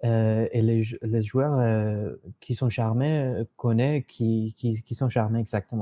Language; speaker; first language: French; non-native, fluent; English